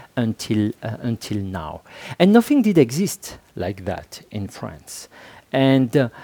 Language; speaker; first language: English; non-native, fluent; French